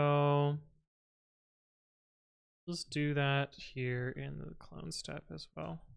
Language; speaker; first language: English; native; English